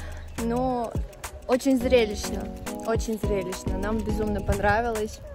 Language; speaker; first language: Russian; native; Russian